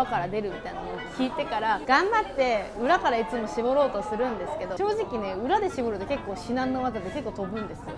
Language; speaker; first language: Japanese; native; Japanese